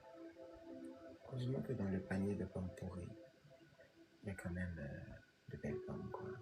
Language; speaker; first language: French; native; French